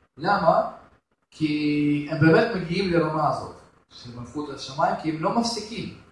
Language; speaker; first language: Hebrew; non-native, fluent; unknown